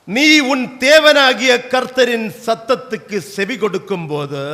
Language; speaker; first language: Tamil; non-native, local second language; Malayalam